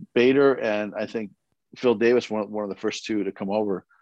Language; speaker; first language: English; early bilingual, other home language; Korean